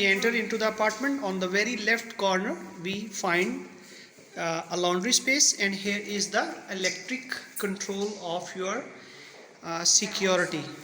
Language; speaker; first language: English; non-native, local second language; Urdu